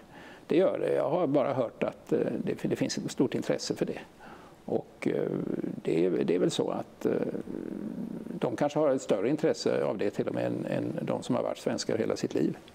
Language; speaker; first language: Swedish; native; Swedish